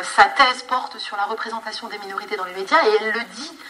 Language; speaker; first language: French; native; French